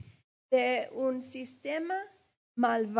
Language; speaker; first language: Spanish; early bilingual, heritage; English